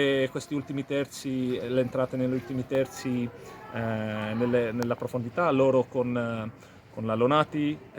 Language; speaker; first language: Italian; non-native, fluent; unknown